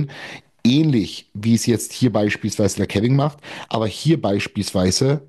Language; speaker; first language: German; native; German